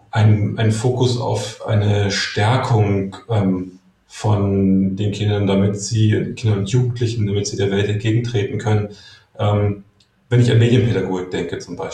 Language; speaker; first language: German; native; German